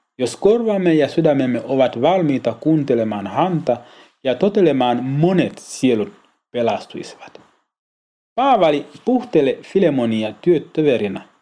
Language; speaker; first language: Finnish; non-native, learner; Swahili